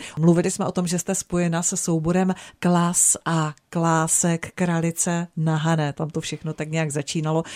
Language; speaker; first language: Czech; native; Czech